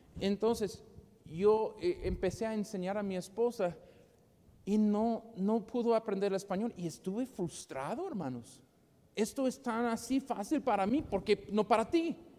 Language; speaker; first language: Spanish; non-native, fluent; English